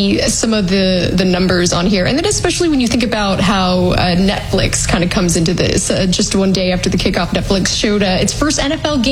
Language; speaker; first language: English; native; English